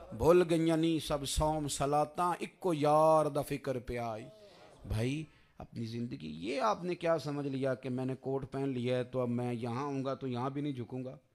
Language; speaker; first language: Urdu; non-native, local second language; Punjabi